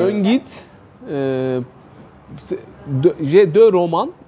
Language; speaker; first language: French; non-native, fluent; Turkish